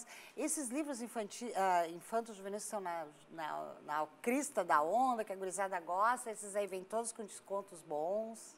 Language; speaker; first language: Portuguese; native; Portuguese